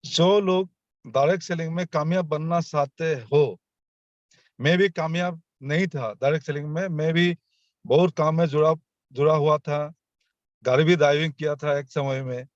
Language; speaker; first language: Hindi; non-native, local second language; Assamese